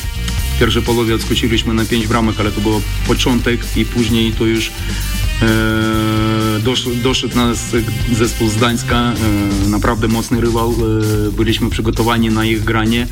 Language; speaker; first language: Polish; non-native, fluent; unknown